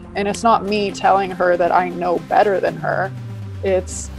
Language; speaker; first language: English; native; English